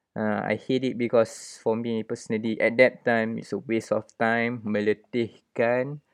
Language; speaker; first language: English; non-native, local second language; Malay